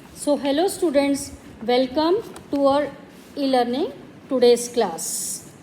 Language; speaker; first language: English; non-native, local second language; Marathi